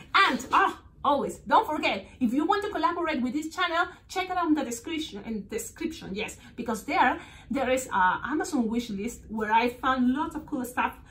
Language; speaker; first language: English; non-native, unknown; Spanish